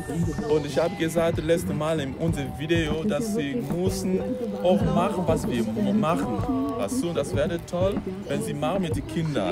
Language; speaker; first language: German; non-native, fluent; Lingala